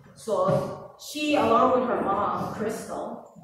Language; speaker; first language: English; native; English